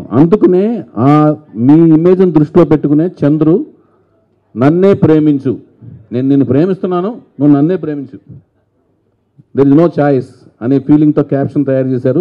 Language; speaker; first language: Telugu; native; Telugu